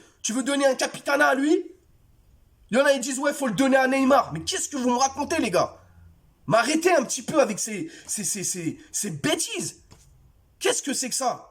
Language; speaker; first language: French; native; French